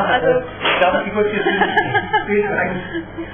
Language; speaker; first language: German; native; German